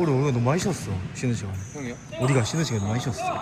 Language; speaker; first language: Korean; native; Korean